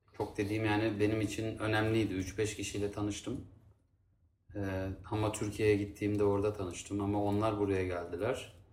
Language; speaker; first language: Turkish; native; Turkish